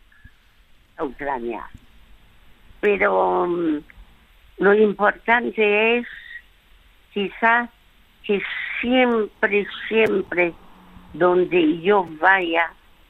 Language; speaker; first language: Spanish; early bilingual, other home language; French